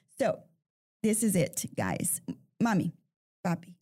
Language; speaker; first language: English; early bilingual, other home language; Spanish